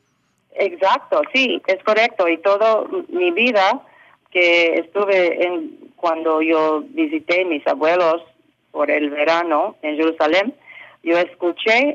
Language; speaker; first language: Spanish; early bilingual, heritage; English